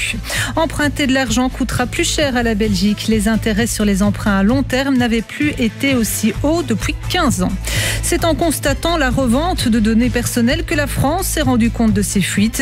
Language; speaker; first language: French; native; French